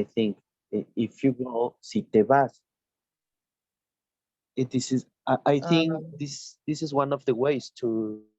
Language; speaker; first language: English; non-native, learner; Spanish